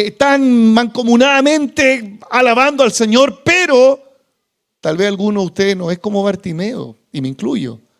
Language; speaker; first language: Spanish; native; Spanish